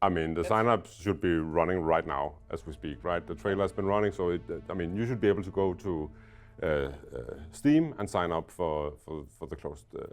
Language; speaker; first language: English; non-native, fluent; Danish